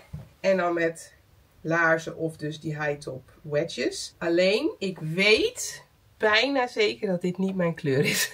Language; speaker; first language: Dutch; native; Dutch